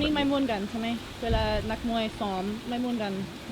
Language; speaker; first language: Thai; non-native, learner; English